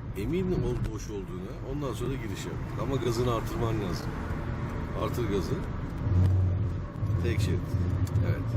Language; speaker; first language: Turkish; native; Turkish